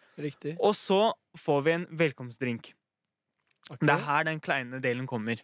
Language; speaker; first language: Norwegian; early bilingual, other home language; Arabic